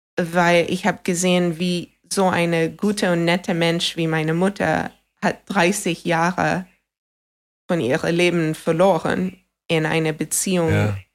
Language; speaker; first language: German; non-native, fluent; English